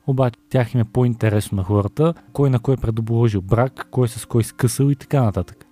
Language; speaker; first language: Bulgarian; native; Bulgarian